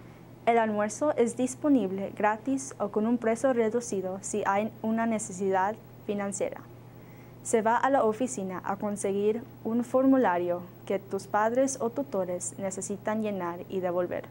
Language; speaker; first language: Spanish; non-native, learner; English